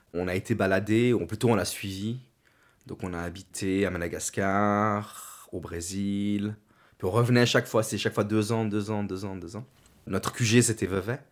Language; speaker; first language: French; native; French